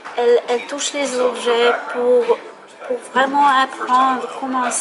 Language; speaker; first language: French; non-native, fluent; Hungarian